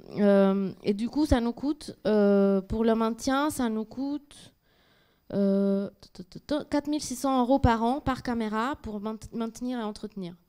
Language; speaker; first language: French; native; French